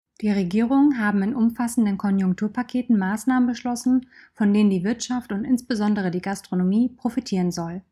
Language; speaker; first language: German; native; German